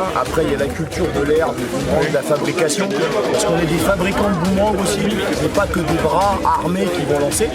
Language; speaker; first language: French; native; French